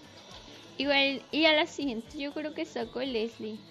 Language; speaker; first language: Spanish; native; Spanish